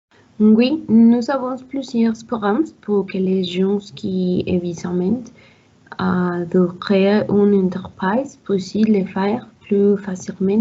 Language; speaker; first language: French; non-native, learner; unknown